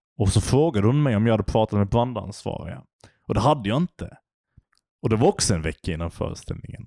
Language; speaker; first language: Swedish; native; Swedish